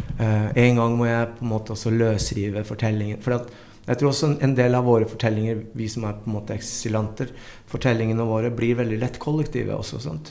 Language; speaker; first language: Norwegian; early bilingual, other home language; Spanish